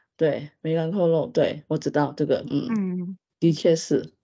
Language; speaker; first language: Chinese; non-native, local second language; Hakka Chinese